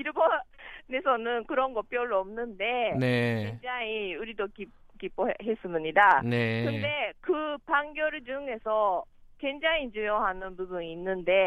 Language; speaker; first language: Korean; non-native, learner; Japanese